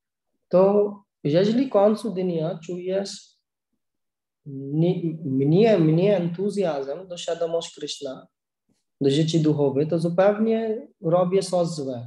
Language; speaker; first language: Polish; non-native, learner; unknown